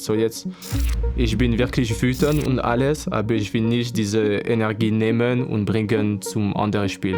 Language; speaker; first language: German; non-native, fluent; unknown